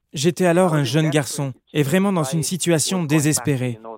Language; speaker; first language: French; non-native, fluent; Korean